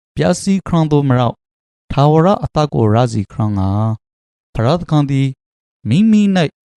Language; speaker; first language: Burmese; native; Burmese